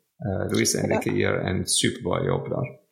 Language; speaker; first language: Norwegian; non-native, fluent; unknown